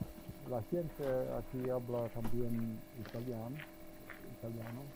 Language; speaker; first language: Spanish; non-native, learner; Slovenian